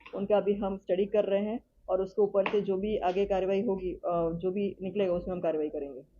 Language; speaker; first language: Hindi; non-native, local second language; Gujarati